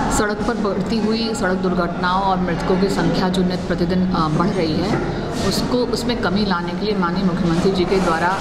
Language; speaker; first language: Hindi; native; Hindi